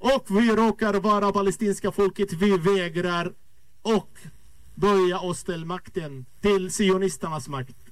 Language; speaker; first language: Swedish; non-native, fluent; Arabic